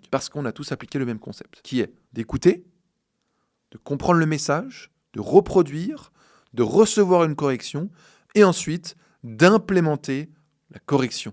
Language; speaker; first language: French; native; French